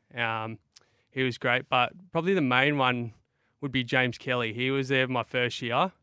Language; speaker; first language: English; native; English